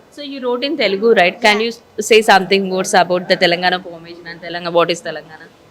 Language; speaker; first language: English; non-native, local second language; Telugu